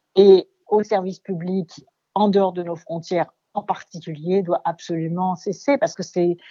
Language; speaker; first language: French; native; French